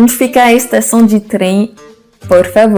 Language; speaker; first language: Portuguese; non-native, fluent; French